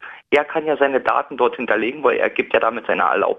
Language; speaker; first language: German; native; German